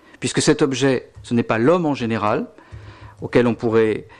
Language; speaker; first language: French; native; French